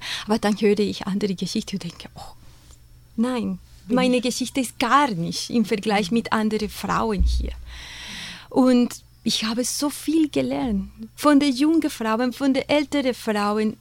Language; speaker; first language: German; non-native, fluent; Spanish